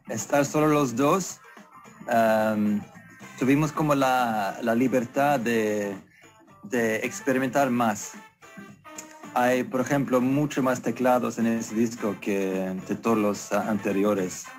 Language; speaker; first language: Spanish; non-native, fluent; Swedish